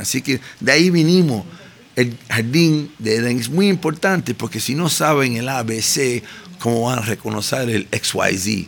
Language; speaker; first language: Spanish; early bilingual, heritage; Spanish